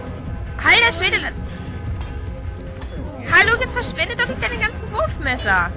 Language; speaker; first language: German; native; German